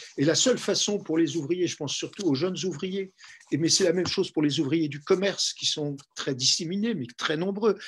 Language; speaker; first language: French; native; French